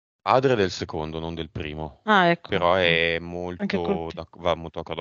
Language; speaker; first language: Italian; native; Italian